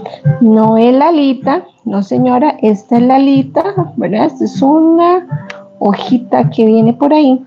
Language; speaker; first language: Spanish; native; Spanish